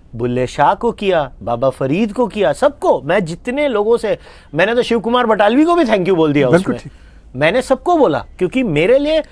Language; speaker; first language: Hindi; native; Hindi